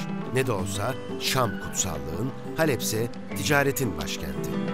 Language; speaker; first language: Turkish; native; Turkish